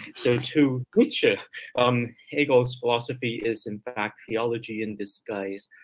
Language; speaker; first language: English; early bilingual, other home language; Chinese